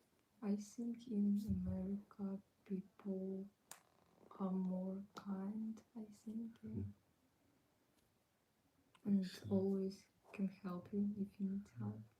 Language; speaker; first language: English; non-native, learner; Ukrainian